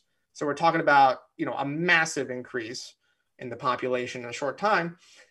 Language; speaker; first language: English; native; English